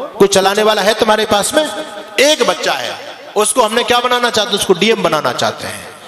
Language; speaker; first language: Hindi; native; Hindi